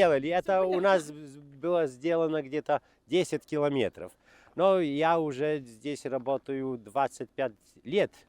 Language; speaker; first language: Russian; non-native, fluent; Lithuanian